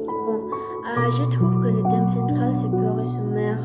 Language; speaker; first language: French; non-native, learner; Spanish